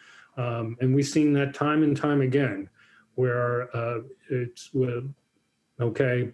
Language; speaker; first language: English; native; English